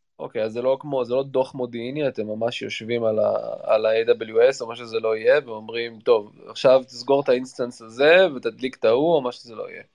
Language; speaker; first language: Hebrew; native; Hebrew